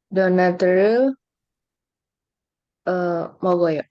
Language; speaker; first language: Korean; non-native, learner; Indonesian